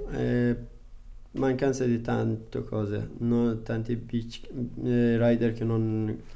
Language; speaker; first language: Italian; non-native, fluent; Persian